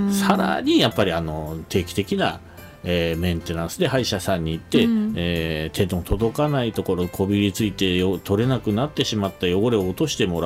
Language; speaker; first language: Japanese; native; Japanese